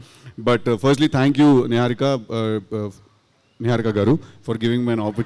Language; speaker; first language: Telugu; native; Telugu